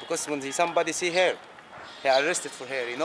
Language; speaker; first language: English; non-native, learner; Arabic